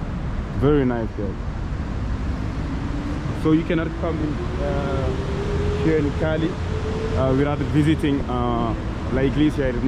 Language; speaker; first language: English; non-native, fluent; French